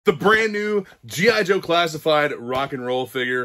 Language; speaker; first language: English; native; English